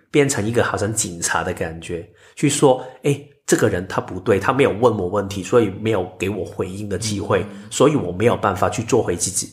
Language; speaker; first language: Chinese; non-native, local second language; Cantonese